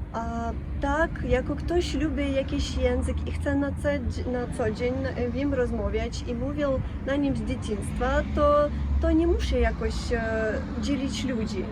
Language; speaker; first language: Polish; non-native, learner; Russian